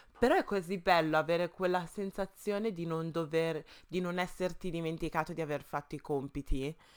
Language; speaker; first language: Italian; early bilingual, other home language; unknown